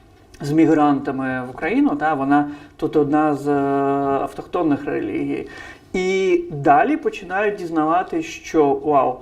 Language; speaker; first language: Ukrainian; non-native, fluent; Crimean Tatar